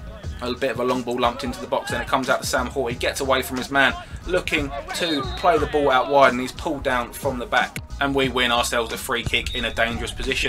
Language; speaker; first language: English; native; English